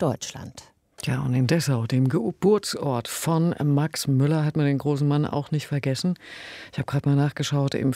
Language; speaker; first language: German; native; German